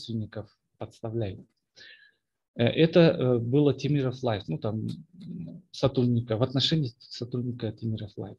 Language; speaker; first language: Russian; non-native, local second language; Kyrgyz